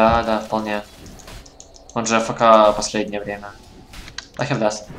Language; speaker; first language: Russian; native; Russian